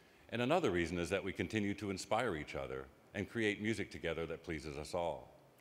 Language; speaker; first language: English; native; English